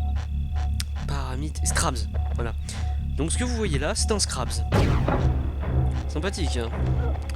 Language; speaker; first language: French; native; French